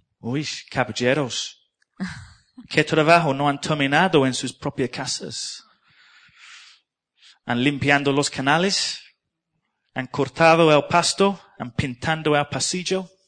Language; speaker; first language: Spanish; non-native, learner; English